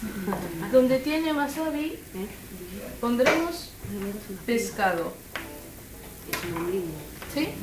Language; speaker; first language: Spanish; non-native, learner; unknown